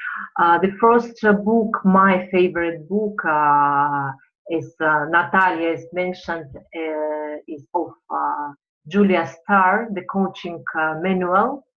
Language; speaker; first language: English; non-native, fluent; Russian